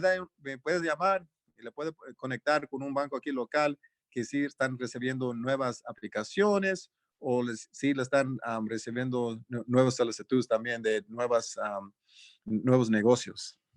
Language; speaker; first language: Spanish; early bilingual, heritage; Spanish